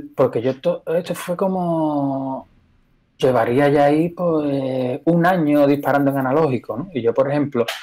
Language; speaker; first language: Spanish; native; Spanish